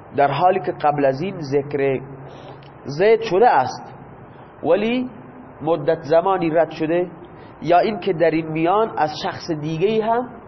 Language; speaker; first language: Persian; non-native, local second language; Baluchi